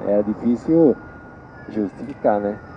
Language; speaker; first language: Portuguese; native; Portuguese